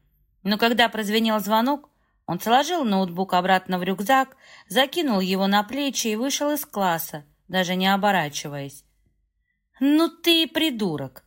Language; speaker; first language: Russian; native; Russian